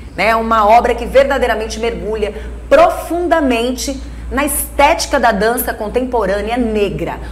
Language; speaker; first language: Portuguese; native; Portuguese